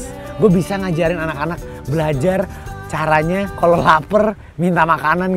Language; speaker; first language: Indonesian; native; Indonesian